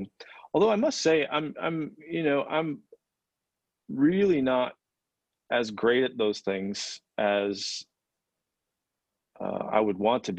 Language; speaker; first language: English; native; English